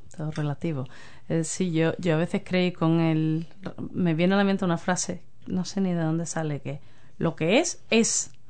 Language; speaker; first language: Spanish; native; Spanish